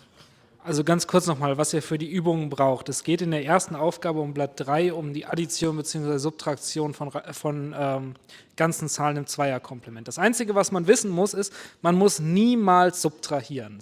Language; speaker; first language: German; native; German